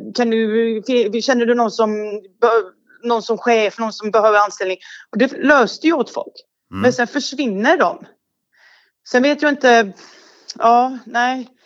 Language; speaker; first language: Swedish; early bilingual, other home language; Bosnian